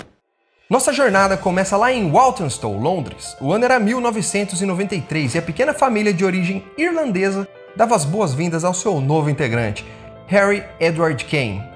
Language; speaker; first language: Portuguese; native; Portuguese